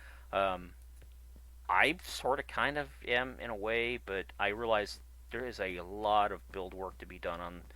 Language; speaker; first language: English; native; English